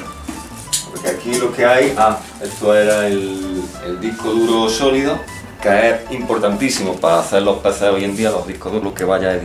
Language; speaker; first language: Spanish; native; Spanish